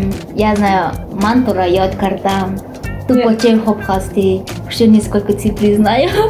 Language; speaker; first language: Russian; non-native, learner; Japanese